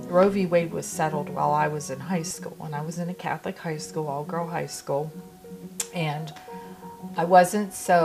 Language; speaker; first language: English; native; English